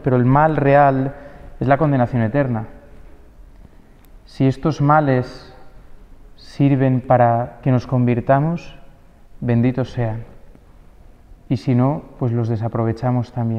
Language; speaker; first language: Spanish; native; Spanish